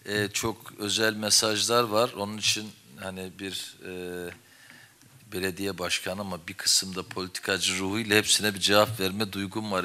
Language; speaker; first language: Turkish; native; Turkish